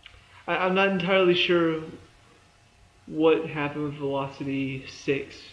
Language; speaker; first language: English; native; English